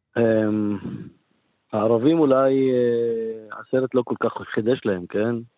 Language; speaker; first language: Hebrew; non-native, local second language; Arabic